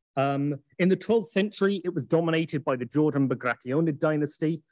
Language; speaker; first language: English; native; English